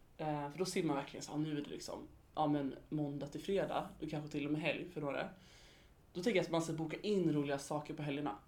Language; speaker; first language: Swedish; native; Swedish